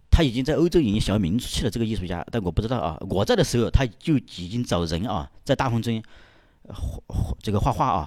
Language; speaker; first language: Chinese; native; Chinese